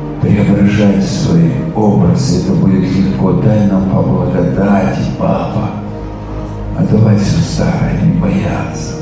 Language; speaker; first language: Russian; native; Russian